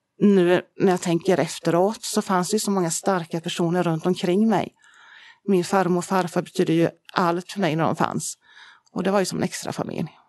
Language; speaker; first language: Swedish; native; Swedish